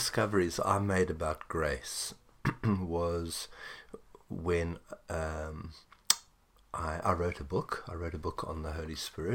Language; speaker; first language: English; native; English